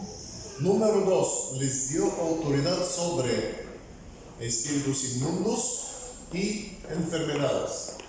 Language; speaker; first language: Spanish; non-native, fluent; Bulgarian